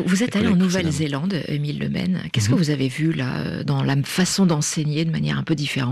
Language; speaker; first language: French; native; French